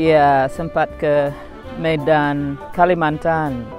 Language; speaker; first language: Indonesian; non-native, fluent; English